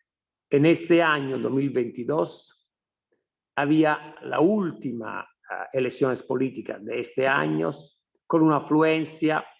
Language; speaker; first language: Spanish; non-native, fluent; Italian